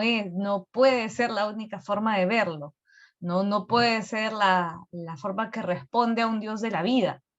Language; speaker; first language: Spanish; native; Spanish